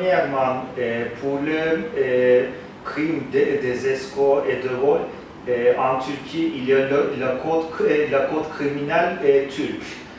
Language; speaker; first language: French; non-native, fluent; Turkish